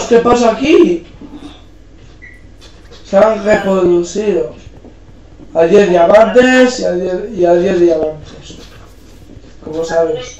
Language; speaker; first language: Spanish; native; Spanish